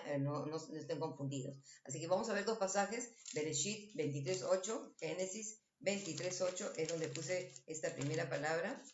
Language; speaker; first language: Spanish; native; Spanish